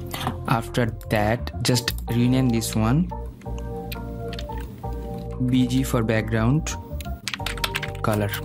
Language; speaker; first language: English; non-native, fluent; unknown